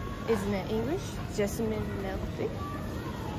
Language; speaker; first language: English; non-native, learner; Japanese